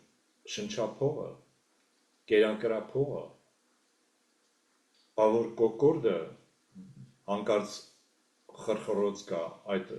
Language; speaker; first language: Armenian; native; Armenian